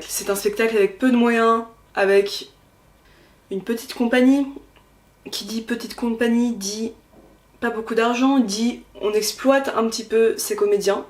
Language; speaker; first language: French; native; French